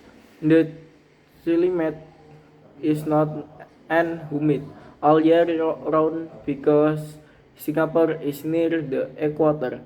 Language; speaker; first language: English; non-native, learner; Indonesian